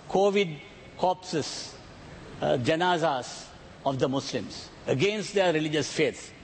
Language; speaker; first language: English; non-native, local second language; Tamil